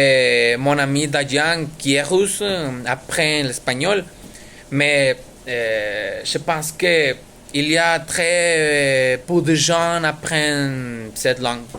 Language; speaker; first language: French; non-native, learner; Spanish